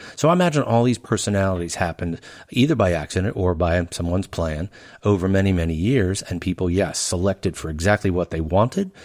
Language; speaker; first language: English; native; English